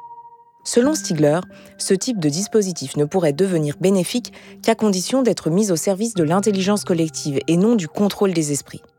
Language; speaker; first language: French; native; French